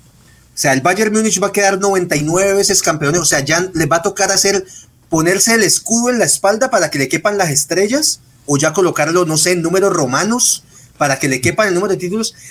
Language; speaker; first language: Spanish; native; Spanish